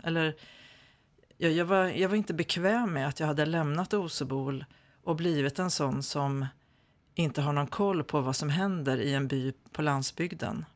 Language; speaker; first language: Swedish; native; Swedish